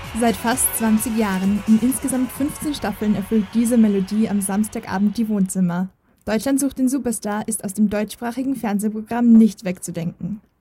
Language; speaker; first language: German; native; German